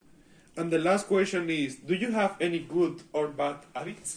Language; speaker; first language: English; non-native, learner; Spanish